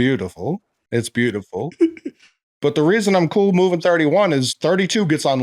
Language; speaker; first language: English; native; English